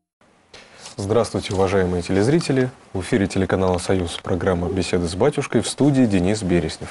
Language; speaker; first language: Russian; native; Russian